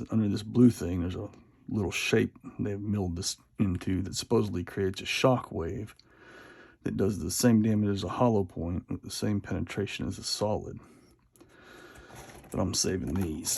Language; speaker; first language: English; native; English